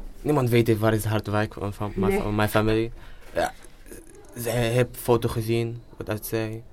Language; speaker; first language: Dutch; non-native, learner; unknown